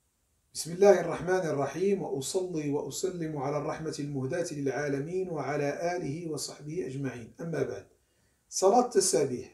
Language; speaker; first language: Arabic; native; Arabic